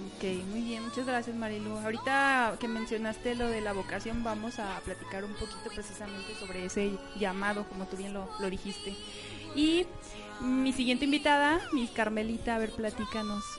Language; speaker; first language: Spanish; native; Spanish